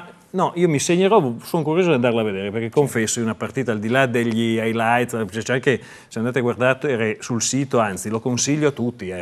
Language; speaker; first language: Italian; native; Italian